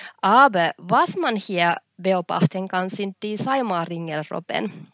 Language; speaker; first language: German; non-native, fluent; Finnish